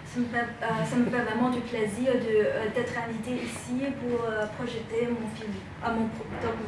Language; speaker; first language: French; non-native, fluent; Chinese